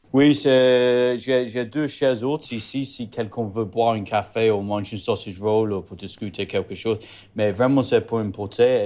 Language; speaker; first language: French; non-native, learner; English